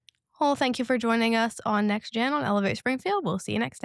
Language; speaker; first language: English; native; English